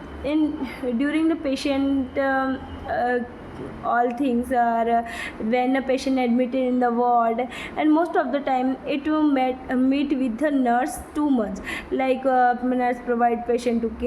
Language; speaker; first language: English; non-native, learner; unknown